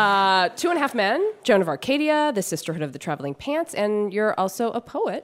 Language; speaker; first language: English; native; English